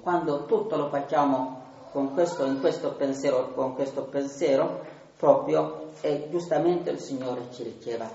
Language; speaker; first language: Italian; non-native, learner; Tigrinya